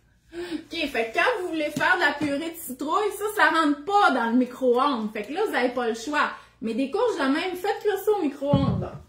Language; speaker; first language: French; native; French